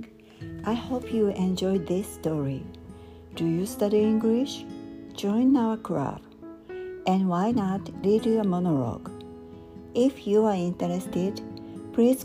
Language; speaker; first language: English; non-native, fluent; Japanese